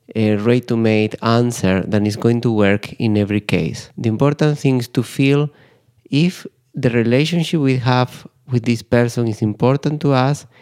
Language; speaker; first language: English; non-native, fluent; Spanish